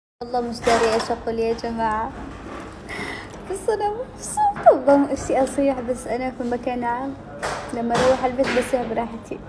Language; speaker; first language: Arabic; native; Arabic